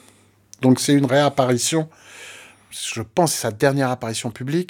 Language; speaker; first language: French; native; French